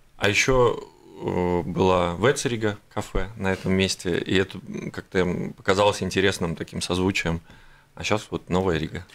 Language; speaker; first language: Russian; native; Russian